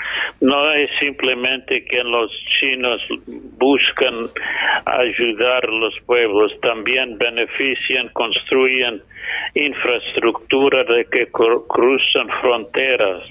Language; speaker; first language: Spanish; non-native, fluent; English